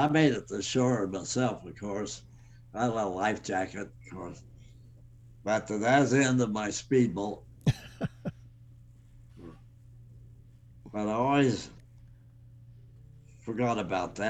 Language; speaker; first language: English; native; English